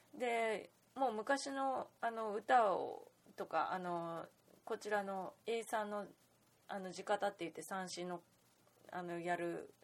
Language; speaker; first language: Japanese; native; Japanese